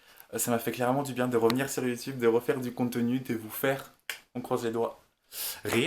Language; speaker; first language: French; native; French